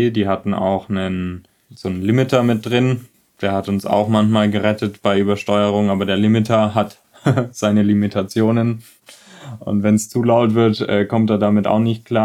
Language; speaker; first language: German; native; German